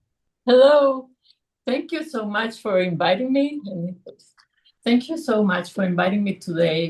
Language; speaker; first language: English; non-native, fluent; Spanish